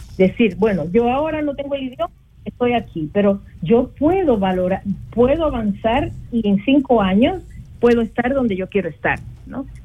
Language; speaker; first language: Spanish; native; Spanish